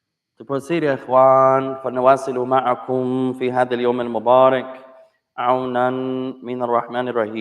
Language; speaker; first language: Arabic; non-native, fluent; English